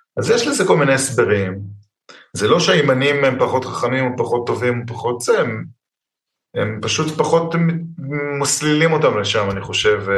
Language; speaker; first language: Hebrew; early bilingual, other home language; English